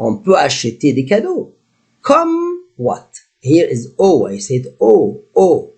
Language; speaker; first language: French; non-native, fluent; Arabic